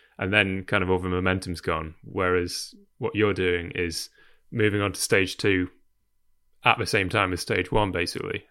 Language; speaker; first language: English; native; English